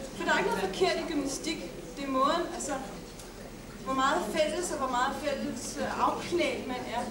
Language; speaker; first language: Danish; early bilingual, other home language; Arabic